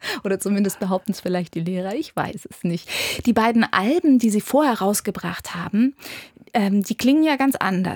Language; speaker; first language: German; native; German